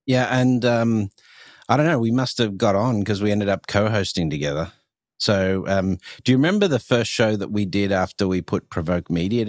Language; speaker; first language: English; native; English